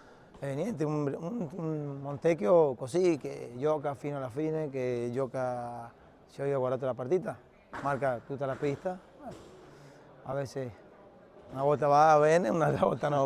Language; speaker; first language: Italian; non-native, fluent; Spanish